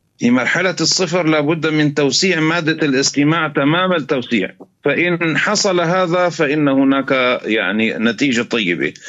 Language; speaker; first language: Arabic; native; Arabic